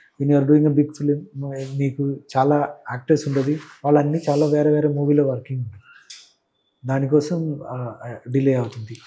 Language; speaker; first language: Telugu; non-native, learner; Malayalam